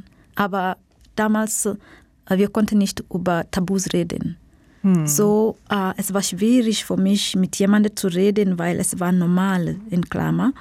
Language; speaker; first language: German; non-native, fluent; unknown